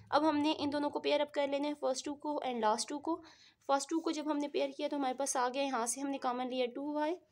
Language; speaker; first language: Urdu; non-native, local second language; Punjabi